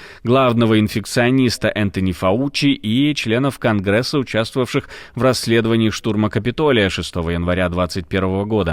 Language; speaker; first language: Russian; native; Russian